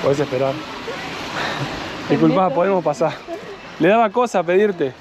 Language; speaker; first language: Spanish; native; Spanish